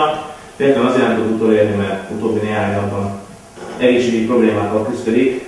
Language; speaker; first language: Hungarian; native; Hungarian